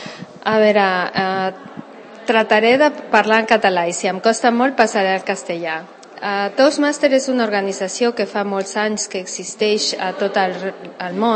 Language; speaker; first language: Catalan; non-native, local second language; Spanish